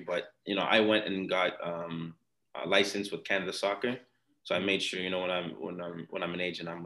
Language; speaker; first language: English; non-native, fluent; Akan